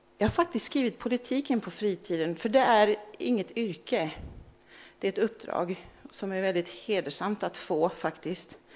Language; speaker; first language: Swedish; early bilingual, other home language; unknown